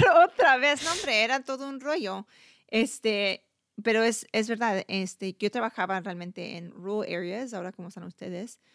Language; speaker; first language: Spanish; early bilingual, heritage; Spanish